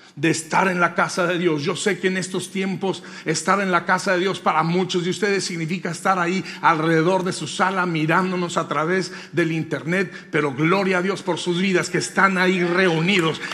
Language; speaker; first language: Spanish; native; Spanish